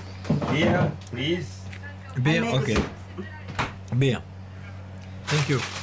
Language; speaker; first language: English; non-native, learner; French